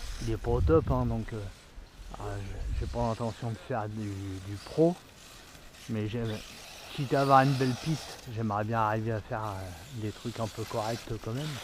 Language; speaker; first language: French; native; French